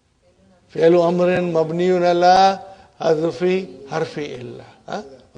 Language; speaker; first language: Arabic; non-native, fluent; Urdu